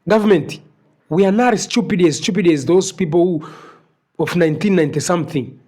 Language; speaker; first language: English; non-native, local second language; Swahili